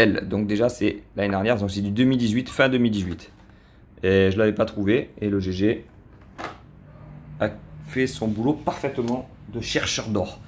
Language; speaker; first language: French; native; French